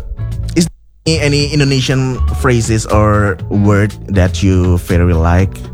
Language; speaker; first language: English; non-native, fluent; Indonesian